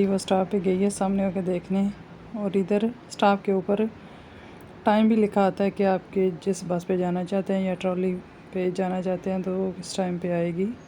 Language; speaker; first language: Hindi; native; Hindi